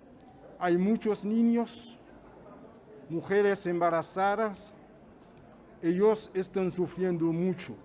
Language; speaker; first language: Spanish; non-native, fluent; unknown